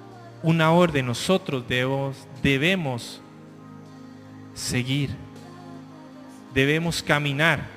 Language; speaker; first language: Spanish; native; Spanish